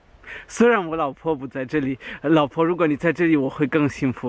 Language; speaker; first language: Chinese; non-native, fluent; German